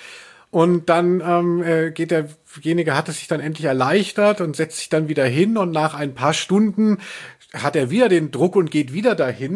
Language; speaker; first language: German; native; German